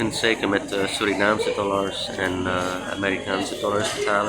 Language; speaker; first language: Dutch; non-native, learner; English